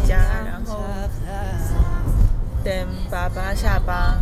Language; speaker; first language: Chinese; early bilingual, heritage; Chinese